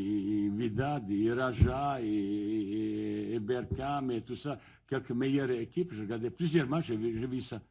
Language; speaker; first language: French; non-native, learner; Bosnian